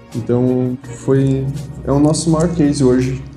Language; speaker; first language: Portuguese; native; Portuguese